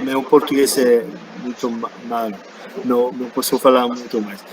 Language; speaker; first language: Portuguese; non-native, learner; French